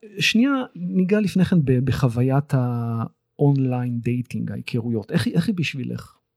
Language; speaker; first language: Hebrew; native; Hebrew